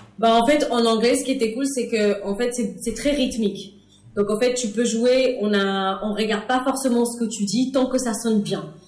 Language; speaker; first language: French; non-native, fluent; English